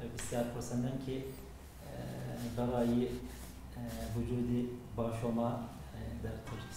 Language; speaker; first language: Persian; non-native, learner; Turkish